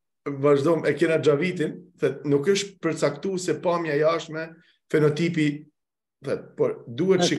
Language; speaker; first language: Albanian; native; Albanian